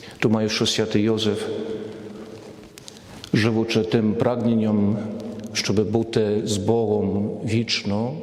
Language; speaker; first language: Polish; non-native, learner; Ukrainian